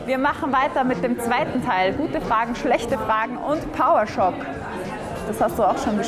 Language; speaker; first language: German; native; German